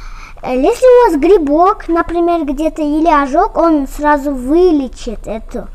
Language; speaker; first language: Russian; non-native, local second language; Kyrgyz